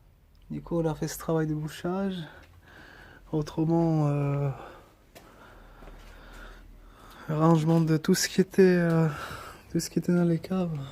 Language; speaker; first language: French; early bilingual, other home language; Spanish